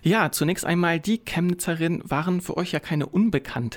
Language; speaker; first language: German; native; German